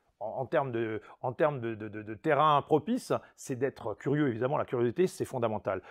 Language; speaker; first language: French; native; French